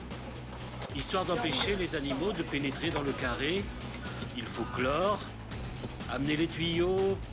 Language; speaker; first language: French; native; French